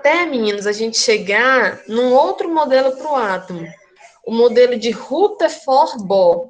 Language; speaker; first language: Portuguese; native; Portuguese